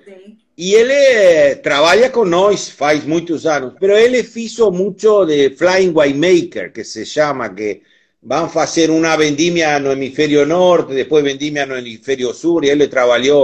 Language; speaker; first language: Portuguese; non-native, learner; Spanish